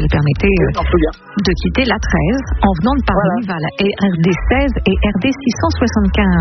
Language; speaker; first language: French; native; French